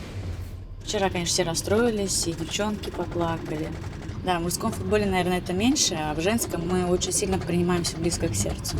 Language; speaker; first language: Russian; native; Russian